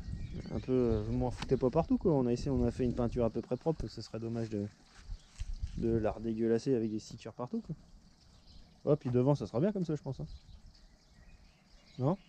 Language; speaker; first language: French; native; French